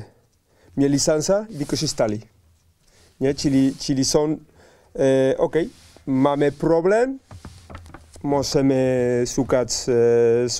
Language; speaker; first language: Polish; non-native, learner; Spanish